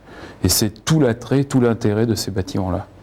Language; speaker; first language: French; native; French